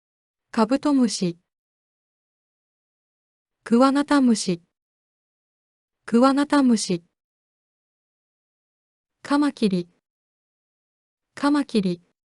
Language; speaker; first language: Japanese; native; Japanese